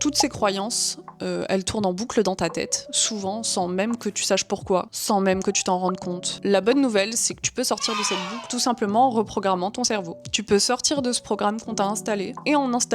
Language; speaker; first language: French; native; French